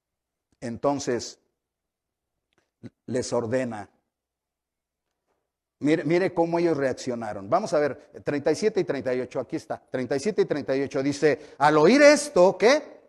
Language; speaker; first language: Spanish; native; Spanish